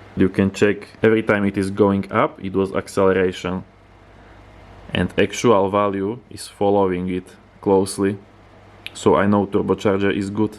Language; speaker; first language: English; non-native, fluent; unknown